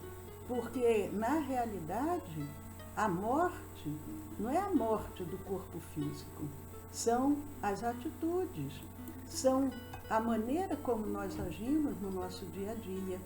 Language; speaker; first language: Portuguese; native; Portuguese